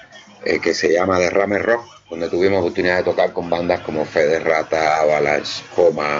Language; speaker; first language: Spanish; native; Spanish